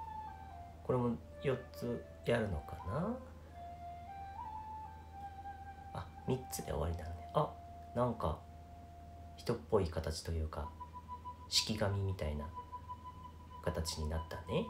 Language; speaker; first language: Japanese; native; Japanese